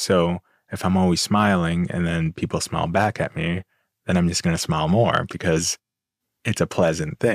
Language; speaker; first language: English; native; English